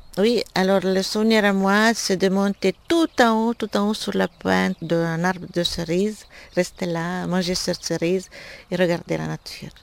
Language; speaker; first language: French; non-native, fluent; Italian